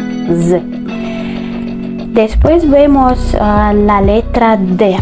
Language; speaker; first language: Spanish; non-native, fluent; Russian